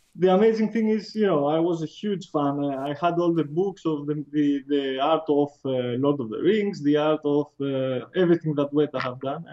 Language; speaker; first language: English; non-native, fluent; Greek